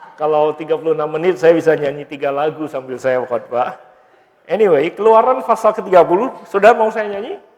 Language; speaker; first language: Indonesian; native; Indonesian